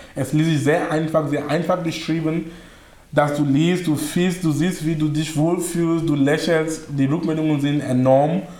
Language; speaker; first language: German; non-native, fluent; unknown